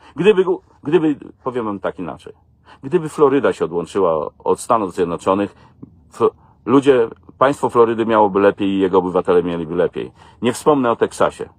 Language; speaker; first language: Polish; native; Polish